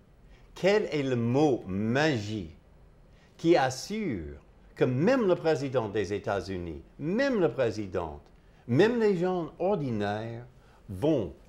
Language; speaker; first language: French; non-native, fluent; English